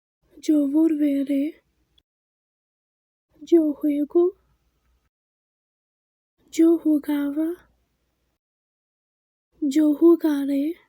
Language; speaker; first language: Spanish; non-native, fluent; Haitian Creole